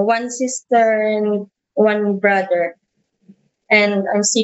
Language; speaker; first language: English; non-native, learner; Hiligaynon